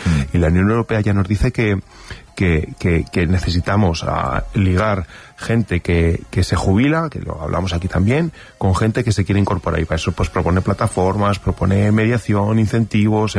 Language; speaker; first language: Spanish; native; Spanish